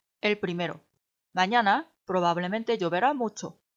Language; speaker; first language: Spanish; non-native, fluent; Korean